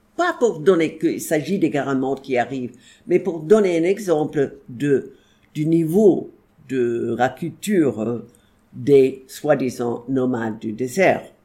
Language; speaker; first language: French; non-native, fluent; English